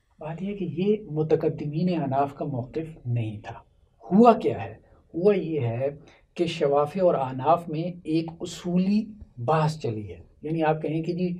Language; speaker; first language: Urdu; native; Urdu